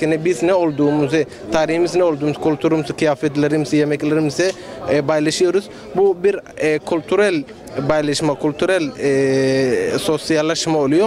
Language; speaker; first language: Turkish; non-native, learner; Somali